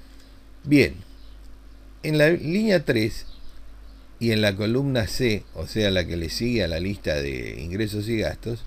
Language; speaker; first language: Spanish; native; Spanish